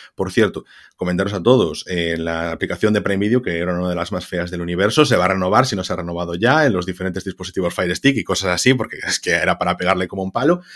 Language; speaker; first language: Spanish; native; Spanish